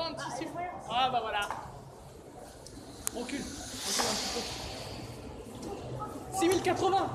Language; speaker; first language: French; native; French